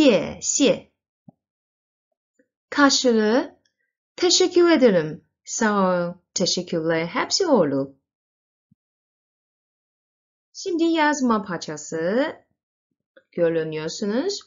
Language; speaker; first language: Turkish; non-native, learner; Chinese